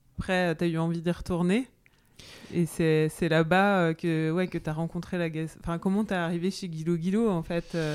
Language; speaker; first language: French; native; French